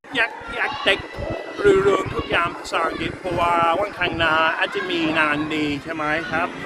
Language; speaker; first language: Thai; non-native, learner; English